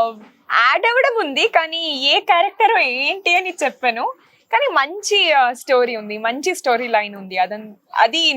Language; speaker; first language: Telugu; non-native, local second language; Kannada